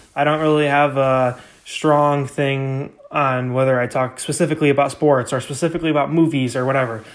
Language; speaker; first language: English; native; English